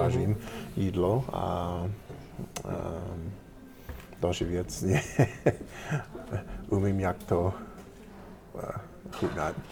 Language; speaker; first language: Czech; non-native, learner; English